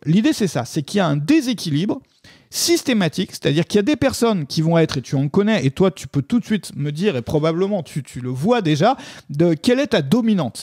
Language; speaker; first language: French; native; French